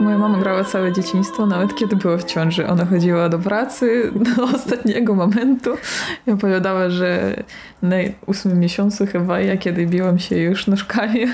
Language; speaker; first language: Polish; non-native, fluent; Russian